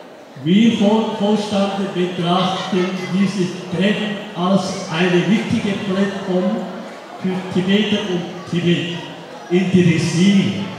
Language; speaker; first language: German; non-native, fluent; Tibetan